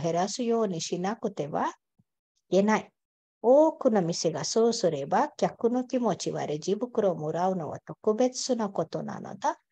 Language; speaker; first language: Japanese; non-native, fluent; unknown